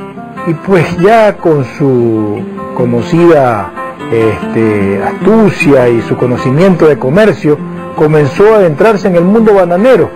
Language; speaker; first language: Spanish; native; Spanish